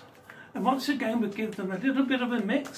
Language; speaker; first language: English; native; English